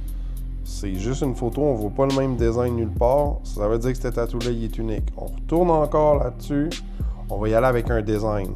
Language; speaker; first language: French; native; French